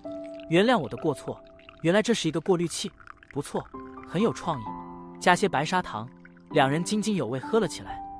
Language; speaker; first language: Chinese; native; Chinese